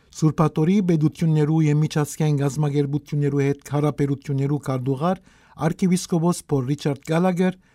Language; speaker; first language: Armenian; native; Armenian